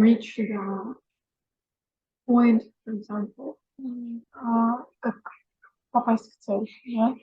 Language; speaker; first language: English; non-native, fluent; Russian